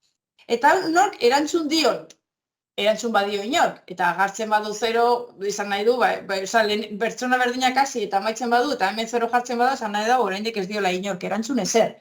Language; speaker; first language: Basque; native; Basque